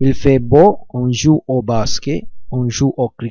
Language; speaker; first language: French; non-native, fluent; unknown